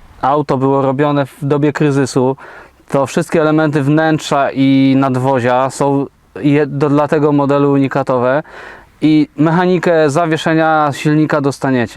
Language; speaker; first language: Polish; native; Polish